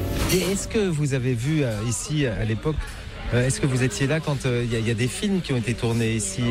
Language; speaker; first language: French; native; French